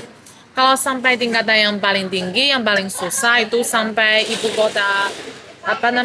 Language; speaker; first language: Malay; non-native, fluent; Chinese